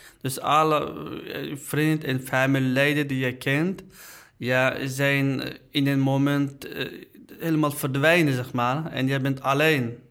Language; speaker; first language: Dutch; non-native, learner; Uyghur